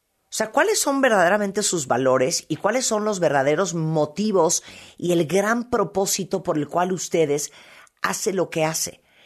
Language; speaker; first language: Spanish; native; Spanish